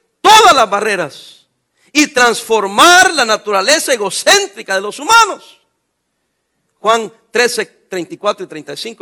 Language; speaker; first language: Spanish; native; Spanish